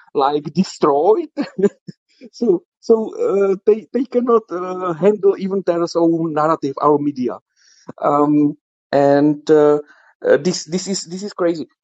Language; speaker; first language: English; non-native, fluent; Czech